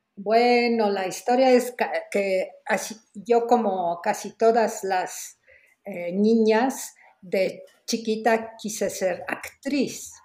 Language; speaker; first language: Spanish; non-native, fluent; Polish